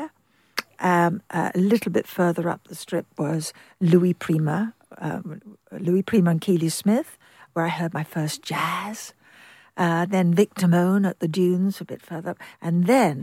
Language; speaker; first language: English; native; English